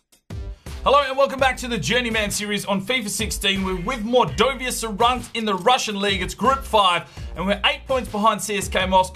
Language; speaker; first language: English; native; English